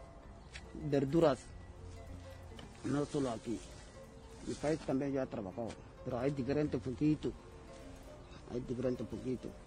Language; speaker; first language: Spanish; non-native, learner; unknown